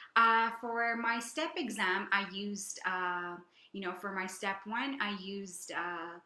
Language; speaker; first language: English; native; English